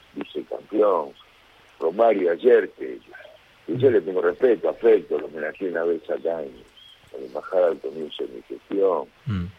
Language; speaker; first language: Spanish; native; Spanish